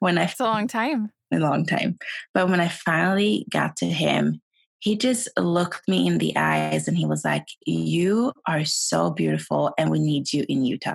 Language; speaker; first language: English; non-native, fluent; Swedish